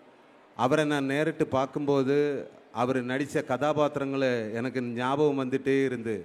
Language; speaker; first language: Tamil; non-native, local second language; Malayalam